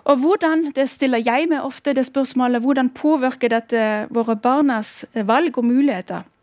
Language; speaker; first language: Norwegian; non-native, fluent; German